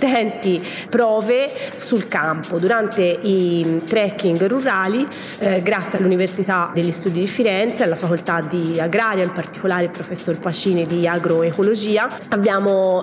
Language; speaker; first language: Italian; native; Italian